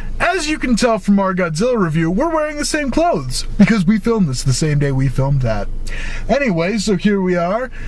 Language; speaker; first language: English; native; English